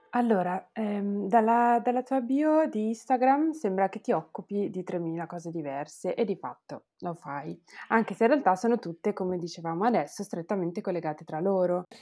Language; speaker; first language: Italian; native; Italian